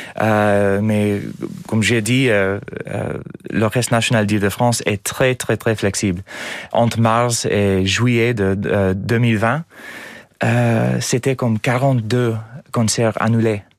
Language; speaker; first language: French; non-native, learner; English